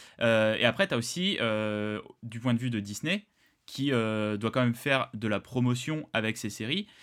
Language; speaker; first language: French; native; French